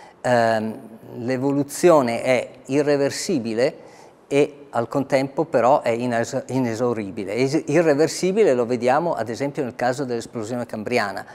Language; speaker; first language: Italian; native; Italian